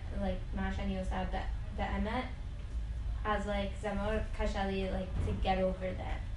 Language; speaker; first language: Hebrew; non-native, learner; English